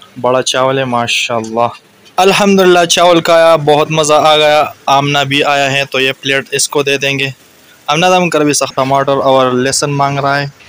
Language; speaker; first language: Urdu; non-native, local second language; Pashto